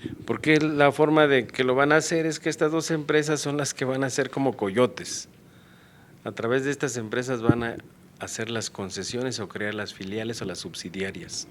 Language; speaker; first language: Spanish; native; Spanish